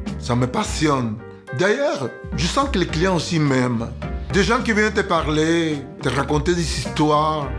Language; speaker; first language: French; non-native, fluent; Spanish